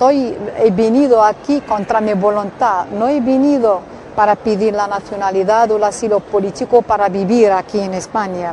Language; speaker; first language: Spanish; non-native, fluent; Arabic